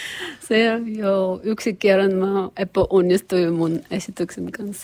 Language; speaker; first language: Finnish; non-native, learner; Russian